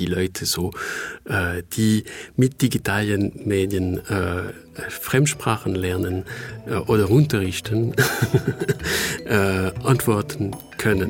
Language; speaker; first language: German; non-native, fluent; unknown